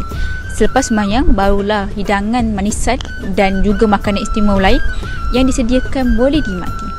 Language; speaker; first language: Malay; native; Malay